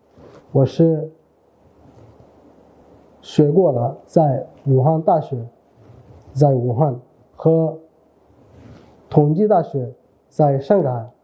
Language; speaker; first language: Chinese; non-native, learner; Somali